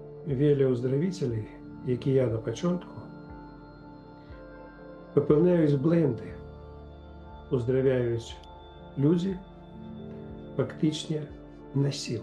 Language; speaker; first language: Polish; non-native, fluent; Ukrainian